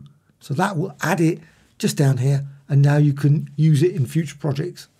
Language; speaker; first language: English; native; English